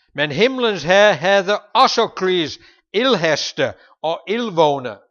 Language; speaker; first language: Danish; non-native, fluent; English